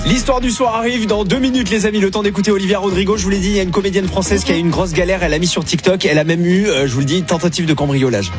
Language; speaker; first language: French; native; French